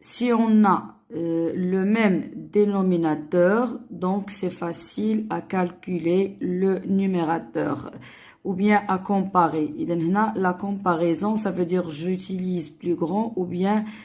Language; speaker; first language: French; non-native, local second language; Arabic